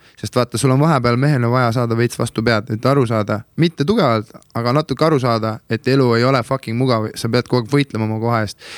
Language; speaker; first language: Estonian; native; Estonian